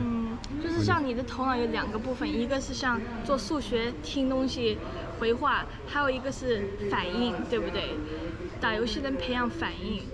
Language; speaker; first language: Chinese; early bilingual, other home language; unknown